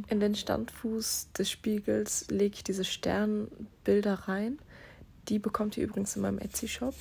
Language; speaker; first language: German; native; German